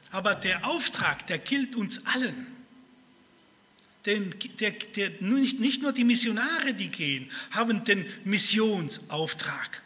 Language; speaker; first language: German; early bilingual, other home language; Spanish